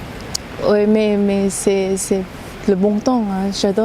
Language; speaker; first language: French; non-native, learner; Thai